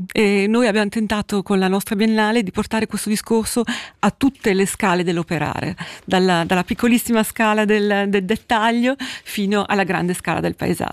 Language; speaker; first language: Italian; native; Italian